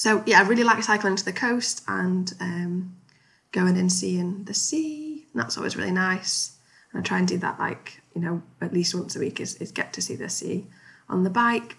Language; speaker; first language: English; native; English